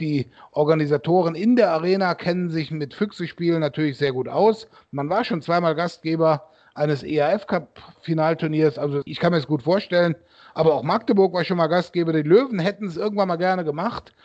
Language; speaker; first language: German; native; German